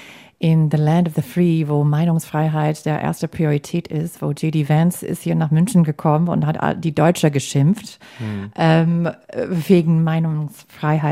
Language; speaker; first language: German; non-native, fluent; English